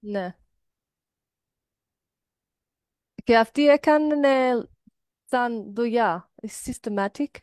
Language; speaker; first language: Greek; non-native, learner; English